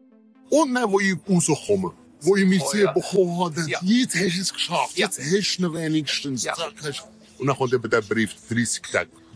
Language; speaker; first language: German; non-native, learner; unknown